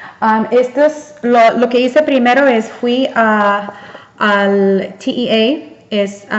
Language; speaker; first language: Spanish; early bilingual, heritage; Spanish